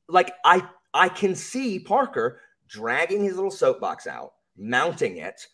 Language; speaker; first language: English; native; English